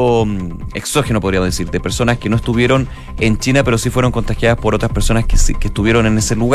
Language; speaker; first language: Spanish; native; Spanish